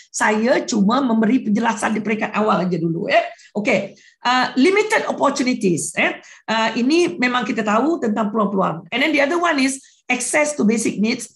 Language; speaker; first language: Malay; non-native, local second language; Iban